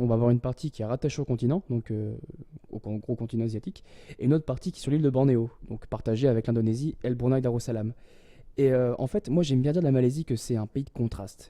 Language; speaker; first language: French; native; French